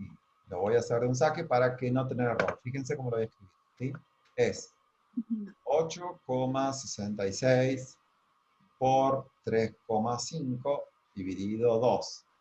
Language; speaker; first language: Spanish; native; Spanish